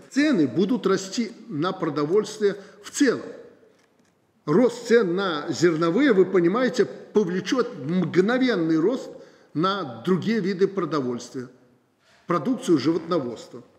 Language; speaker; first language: Russian; native; Russian